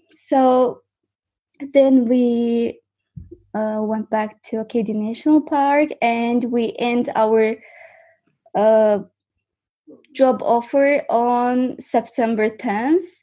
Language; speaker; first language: English; non-native, fluent; Azerbaijani